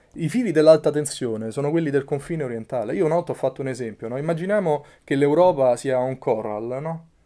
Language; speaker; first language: Italian; native; Italian